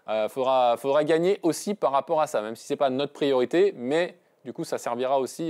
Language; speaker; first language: French; native; French